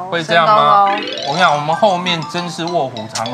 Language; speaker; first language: Chinese; native; Chinese